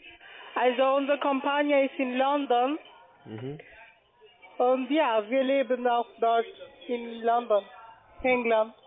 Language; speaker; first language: German; non-native, fluent; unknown